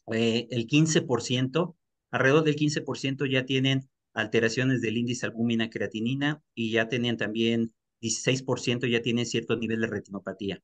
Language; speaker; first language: Spanish; native; Spanish